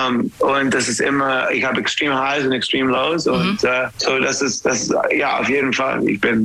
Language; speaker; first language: German; non-native, fluent; English